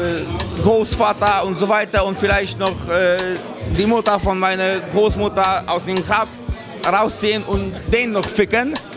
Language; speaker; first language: German; non-native, fluent; Polish